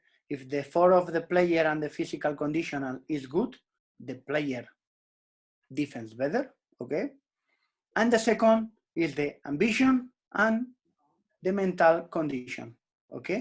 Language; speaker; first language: English; non-native, learner; Spanish